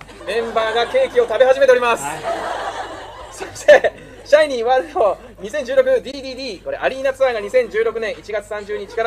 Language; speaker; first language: Japanese; native; Japanese